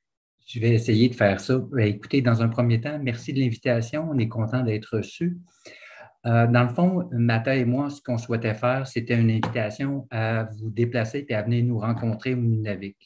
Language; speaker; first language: French; native; French